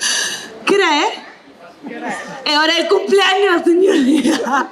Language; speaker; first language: Italian; non-native, learner; Spanish